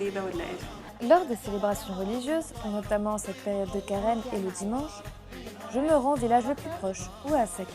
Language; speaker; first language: French; native; French